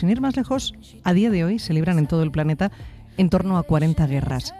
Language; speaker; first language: Spanish; native; Spanish